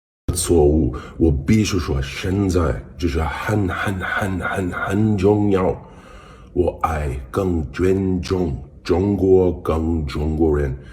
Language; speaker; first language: Chinese; non-native, learner; English